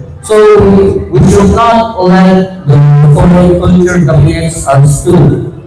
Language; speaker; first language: English; non-native, fluent; Indonesian